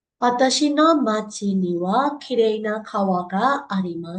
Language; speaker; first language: Japanese; non-native, fluent; Burmese